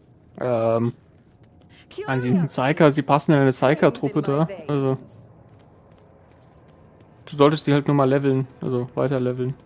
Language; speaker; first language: German; native; German